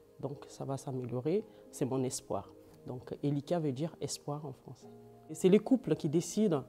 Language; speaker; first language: French; non-native, local second language; Lingala